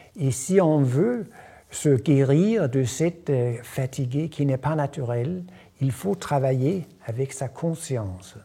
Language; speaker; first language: French; non-native, fluent; Danish